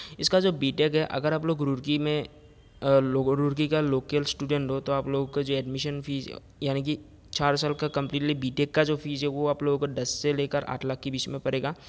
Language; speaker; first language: Hindi; non-native, local second language; Assamese